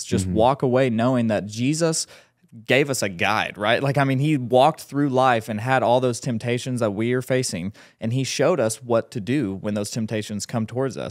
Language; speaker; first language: English; native; English